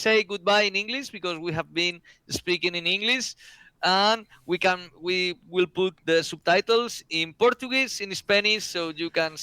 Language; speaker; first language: English; non-native, learner; Spanish